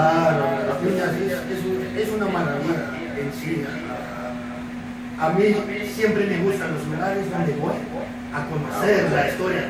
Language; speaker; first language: Spanish; non-native, fluent; Afrikaans